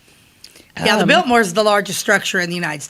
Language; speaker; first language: English; native; English